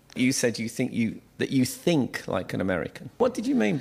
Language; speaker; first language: English; native; English